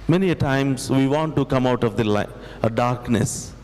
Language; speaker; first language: English; non-native, local second language; Telugu